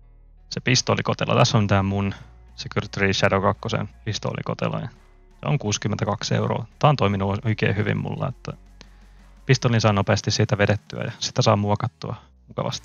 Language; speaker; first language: Finnish; native; Finnish